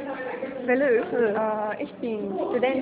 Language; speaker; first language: German; non-native, learner; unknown